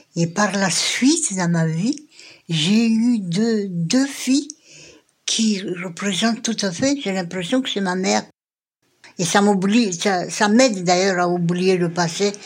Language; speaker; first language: French; non-native, local second language; Malagasy